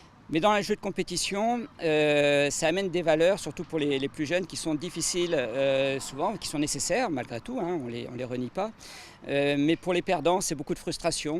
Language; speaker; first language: French; native; French